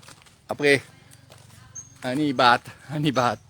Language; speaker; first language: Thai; non-native, learner; French